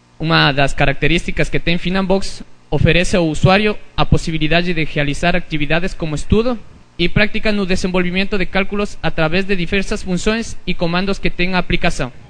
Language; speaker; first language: Portuguese; non-native, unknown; Spanish